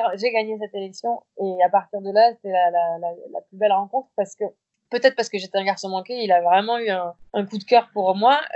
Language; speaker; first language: French; native; French